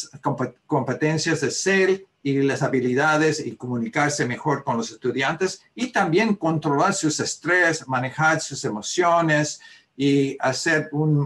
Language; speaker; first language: Spanish; early bilingual, heritage; Spanish